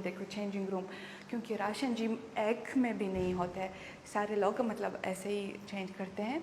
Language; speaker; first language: Hindi; non-native, fluent; Russian